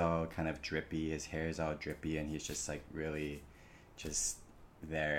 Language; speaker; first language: English; native; English